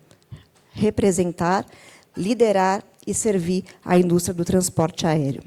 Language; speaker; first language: Portuguese; native; Portuguese